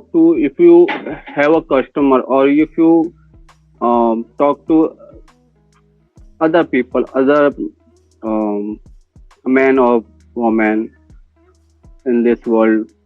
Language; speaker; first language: English; non-native, learner; Hindi